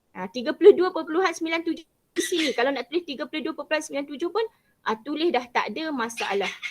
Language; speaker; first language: Malay; native; Malay